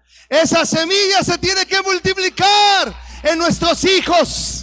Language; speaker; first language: Spanish; native; Spanish